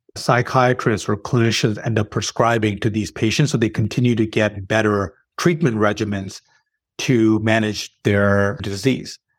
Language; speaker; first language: English; early bilingual, other home language; Arabic